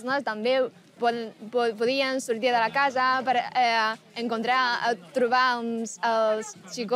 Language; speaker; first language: Catalan; non-native, learner; Chinese